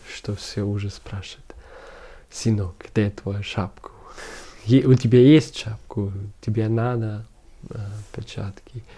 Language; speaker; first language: Russian; non-native, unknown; German